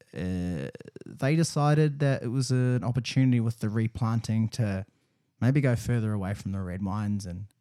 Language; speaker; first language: English; native; English